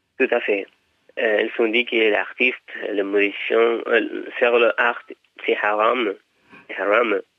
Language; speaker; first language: French; non-native, learner; Persian